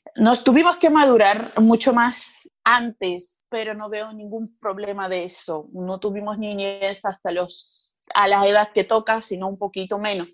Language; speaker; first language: Spanish; non-native, fluent; Georgian